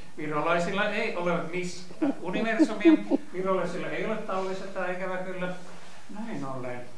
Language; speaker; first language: Finnish; native; Finnish